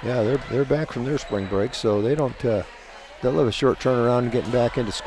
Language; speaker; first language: English; native; English